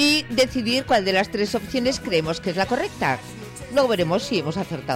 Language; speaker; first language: Spanish; native; Spanish